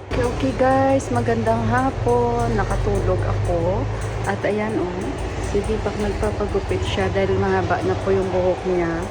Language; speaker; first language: Filipino; native; Filipino